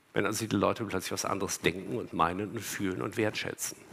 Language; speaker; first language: German; native; German